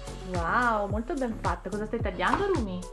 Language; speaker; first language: Italian; non-native, fluent; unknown